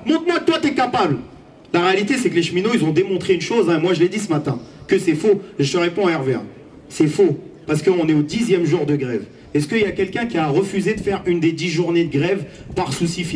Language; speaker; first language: French; native; French